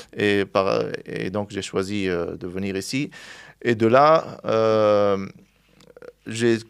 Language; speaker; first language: French; non-native, local second language; Arabic